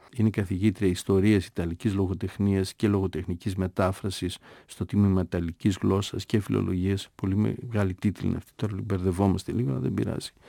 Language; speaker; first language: Greek; native; Greek